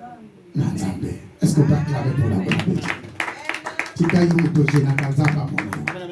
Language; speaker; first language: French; non-native, local second language; Lingala